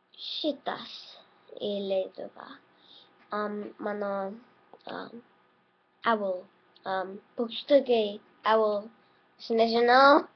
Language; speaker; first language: Lithuanian; early bilingual, heritage; Lithuanian